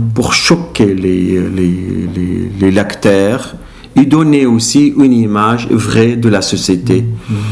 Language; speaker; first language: French; non-native, learner; Arabic